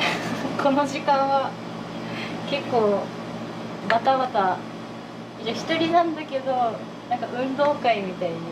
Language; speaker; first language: Japanese; native; Japanese